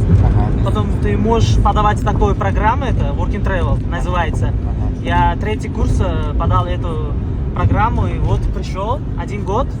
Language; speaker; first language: Russian; non-native, learner; Uzbek